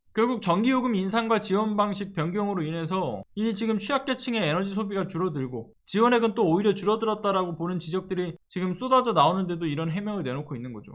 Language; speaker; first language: Korean; native; Korean